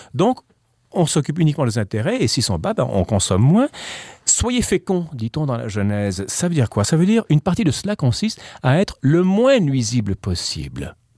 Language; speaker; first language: French; native; French